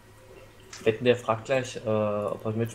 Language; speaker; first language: German; native; German